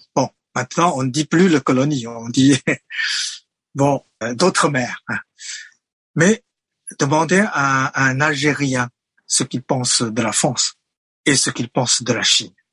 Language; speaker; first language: French; non-native, fluent; Chinese